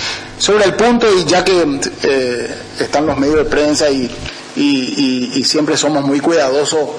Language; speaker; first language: Spanish; native; Spanish